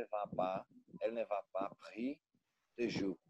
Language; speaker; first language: French; non-native, learner; Portuguese